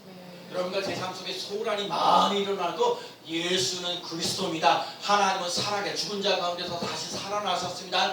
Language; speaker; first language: Korean; native; Korean